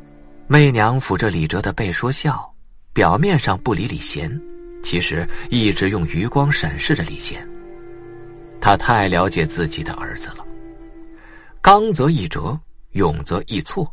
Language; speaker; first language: Chinese; native; Chinese